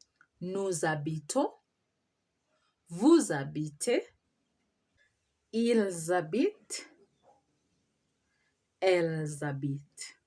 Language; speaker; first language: French; non-native, fluent; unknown